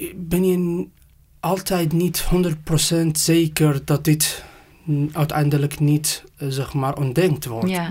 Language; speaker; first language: Dutch; non-native, fluent; Persian